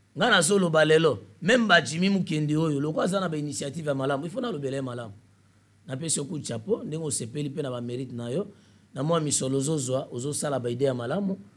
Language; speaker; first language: Lingala; native; Lingala